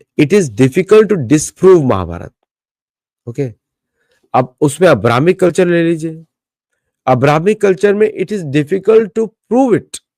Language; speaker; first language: Hindi; native; Hindi